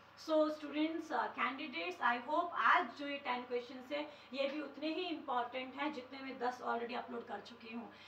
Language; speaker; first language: Hindi; native; Hindi